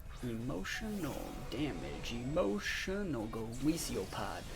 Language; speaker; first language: English; native; English